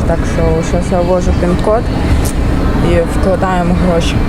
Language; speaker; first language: Ukrainian; native; Ukrainian